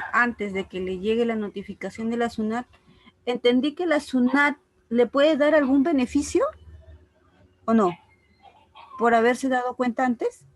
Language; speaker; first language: Spanish; native; Spanish